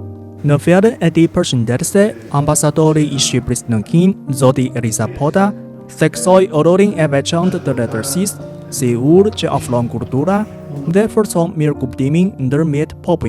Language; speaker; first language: Albanian; non-native, fluent; Chinese